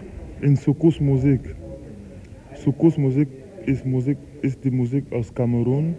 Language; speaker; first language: German; non-native, fluent; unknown